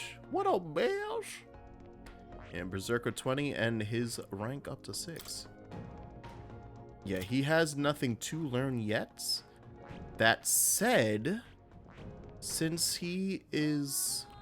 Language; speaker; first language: English; native; English